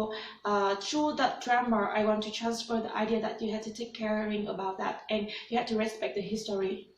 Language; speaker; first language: English; non-native, learner; Vietnamese